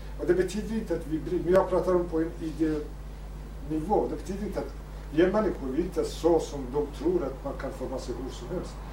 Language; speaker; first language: Swedish; non-native, fluent; Kurdish